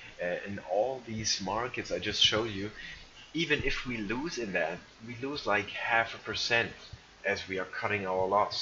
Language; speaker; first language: English; non-native, fluent; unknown